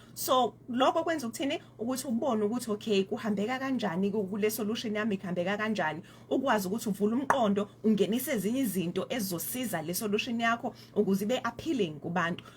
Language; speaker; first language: Zulu; native; Zulu